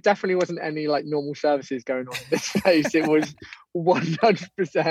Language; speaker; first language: English; native; English